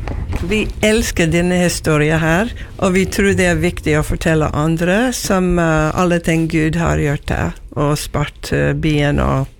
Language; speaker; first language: Norwegian; non-native, learner; English